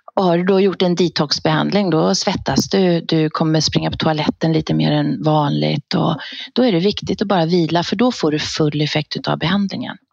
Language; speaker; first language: Swedish; native; Swedish